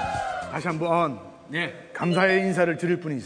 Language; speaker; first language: Korean; native; Korean